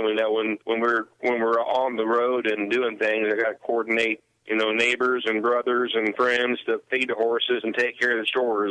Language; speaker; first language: English; native; English